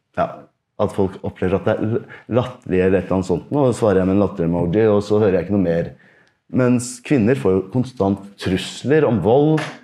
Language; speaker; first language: Norwegian; early bilingual, other home language; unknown